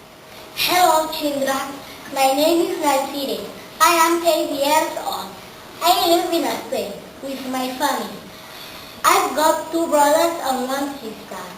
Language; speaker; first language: English; non-native, learner; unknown